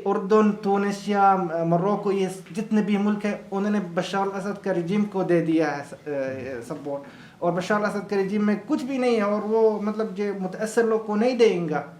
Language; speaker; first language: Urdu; non-native, learner; Arabic